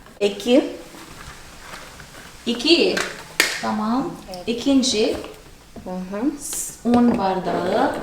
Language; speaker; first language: Turkish; non-native, fluent; Portuguese